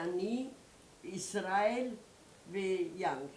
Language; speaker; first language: Hebrew; non-native, learner; German